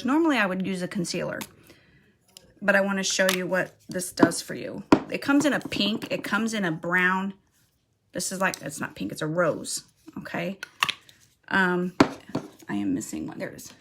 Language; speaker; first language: English; native; English